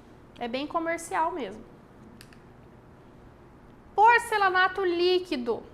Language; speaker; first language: Portuguese; native; Portuguese